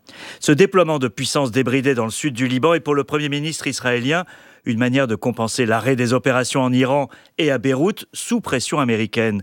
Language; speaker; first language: French; native; French